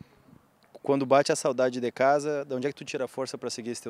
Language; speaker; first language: Portuguese; native; Portuguese